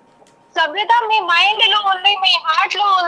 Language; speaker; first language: Telugu; non-native, learner; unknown